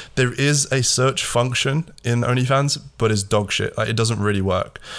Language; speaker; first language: English; early bilingual, other home language; Latvian